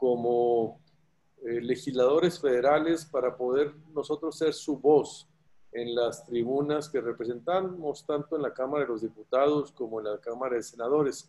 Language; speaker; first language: Spanish; native; Spanish